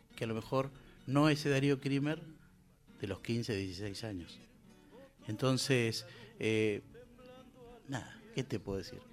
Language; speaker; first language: Spanish; native; Spanish